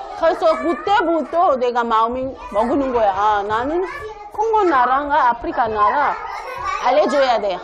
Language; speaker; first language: Korean; non-native, learner; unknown